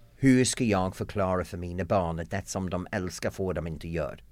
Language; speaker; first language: Swedish; non-native, fluent; English